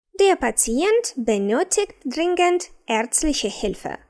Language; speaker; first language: German; non-native, fluent; Ukrainian